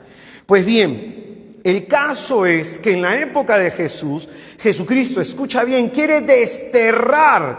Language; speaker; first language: Spanish; native; Spanish